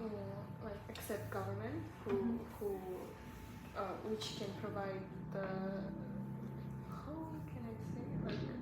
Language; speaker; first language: English; non-native, learner; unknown